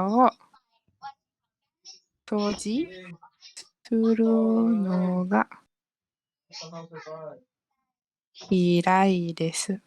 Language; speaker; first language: Japanese; non-native, learner; Malay